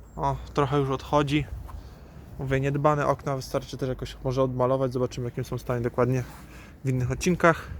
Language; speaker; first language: Polish; native; Polish